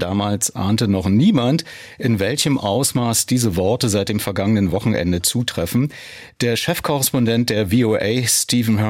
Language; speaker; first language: German; native; German